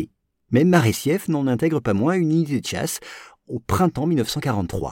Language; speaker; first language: French; native; French